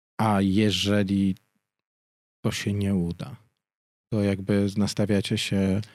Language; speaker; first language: Polish; native; Polish